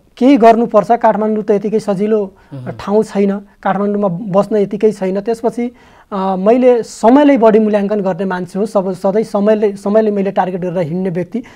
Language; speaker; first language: Nepali; non-native, local second language; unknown